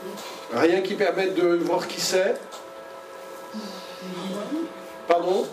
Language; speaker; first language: French; native; French